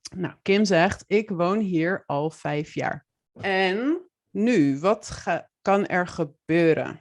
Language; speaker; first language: Dutch; native; Dutch